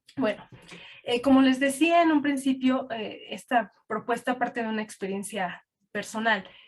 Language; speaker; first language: Spanish; native; Spanish